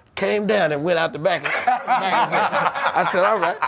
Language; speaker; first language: English; native; English